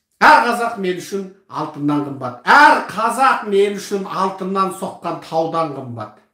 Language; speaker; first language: Kazakh; early bilingual, heritage; Kazakh